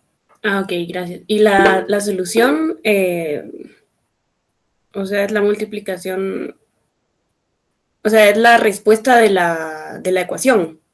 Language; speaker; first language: Spanish; native; Spanish